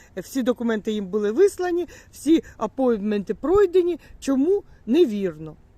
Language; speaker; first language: Ukrainian; native; Ukrainian